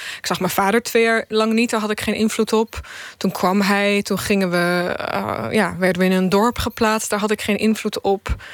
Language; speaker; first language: Dutch; early bilingual, other home language; Bosnian